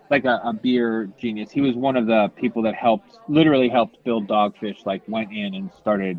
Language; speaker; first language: English; native; English